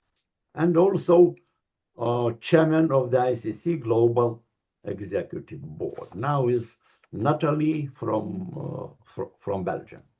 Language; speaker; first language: English; non-native, learner; Lithuanian